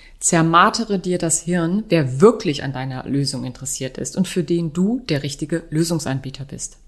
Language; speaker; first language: German; native; German